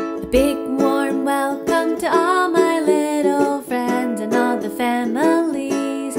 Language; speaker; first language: English; non-native, fluent; Chinese